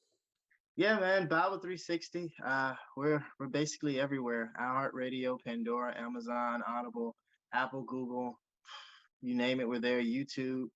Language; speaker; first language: English; native; English